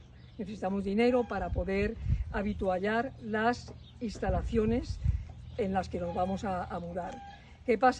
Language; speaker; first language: Spanish; native; Spanish